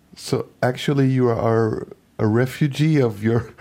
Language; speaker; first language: English; non-native, fluent; Turkish